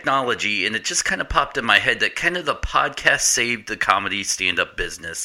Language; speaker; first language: English; native; English